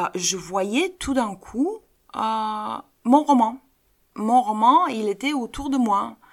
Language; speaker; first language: French; non-native, fluent; Bulgarian